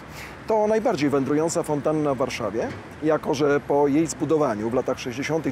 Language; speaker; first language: Polish; native; Polish